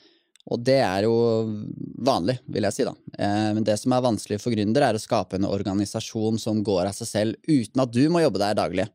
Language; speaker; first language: Norwegian; native; Norwegian